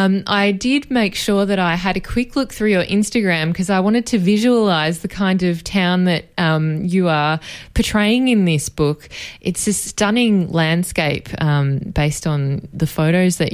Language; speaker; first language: English; native; English